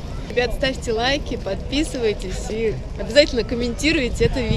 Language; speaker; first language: Russian; native; Russian